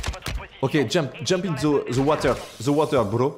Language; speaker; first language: English; non-native, learner; French